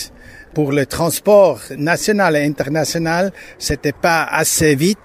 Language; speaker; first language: French; non-native, local second language; German